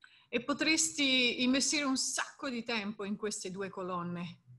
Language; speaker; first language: Italian; native; Italian